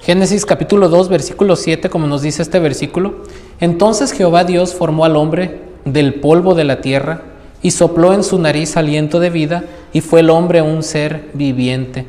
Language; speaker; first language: Spanish; native; Spanish